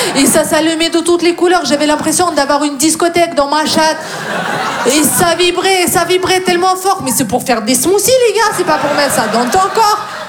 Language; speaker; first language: French; non-native, fluent; Russian